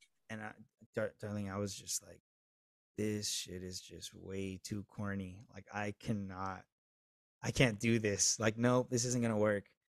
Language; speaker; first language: English; early bilingual, other home language; Spanish